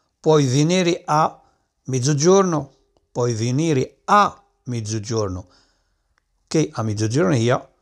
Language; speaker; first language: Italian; non-native, fluent; Arabic